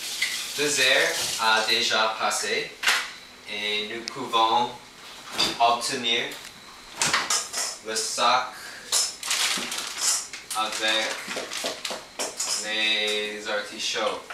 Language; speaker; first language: French; non-native, learner; English